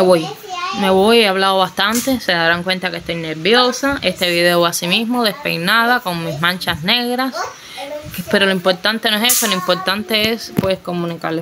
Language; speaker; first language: Spanish; native; Spanish